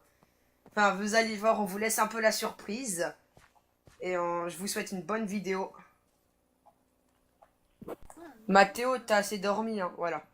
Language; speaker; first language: French; native; French